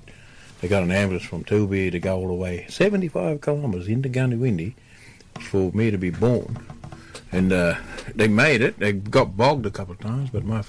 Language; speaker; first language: English; native; English